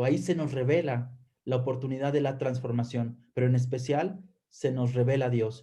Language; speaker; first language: Spanish; native; Spanish